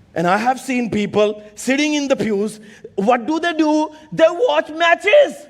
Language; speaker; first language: English; non-native, local second language; Urdu